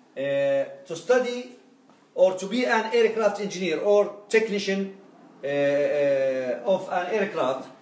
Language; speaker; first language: English; non-native, fluent; Arabic